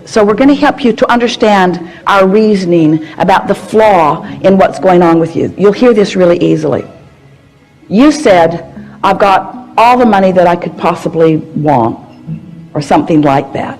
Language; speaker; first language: English; native; English